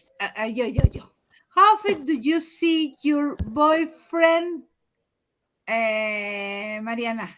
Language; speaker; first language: English; non-native, learner; Spanish